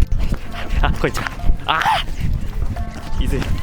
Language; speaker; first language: Japanese; native; Japanese